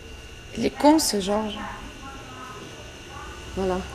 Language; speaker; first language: French; non-native, learner; Portuguese